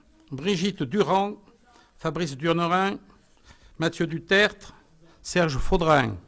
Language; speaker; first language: French; native; French